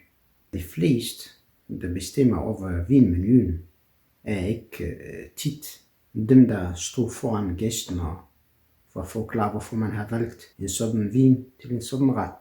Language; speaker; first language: Danish; non-native, fluent; French